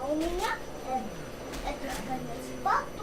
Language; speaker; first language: Russian; early bilingual, other home language; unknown